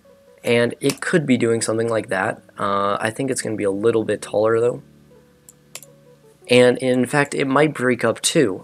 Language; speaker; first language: English; native; English